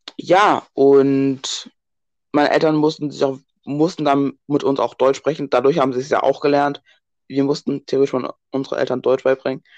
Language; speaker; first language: German; early bilingual, other home language; English